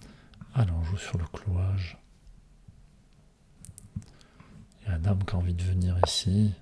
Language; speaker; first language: French; native; French